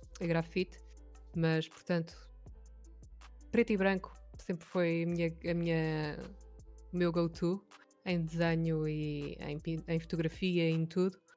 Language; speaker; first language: Portuguese; native; Portuguese